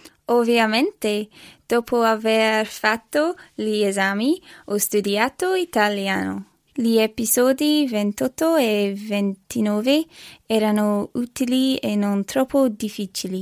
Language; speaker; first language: Italian; non-native, learner; English